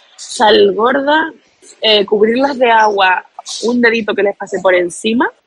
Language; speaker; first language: Spanish; native; Spanish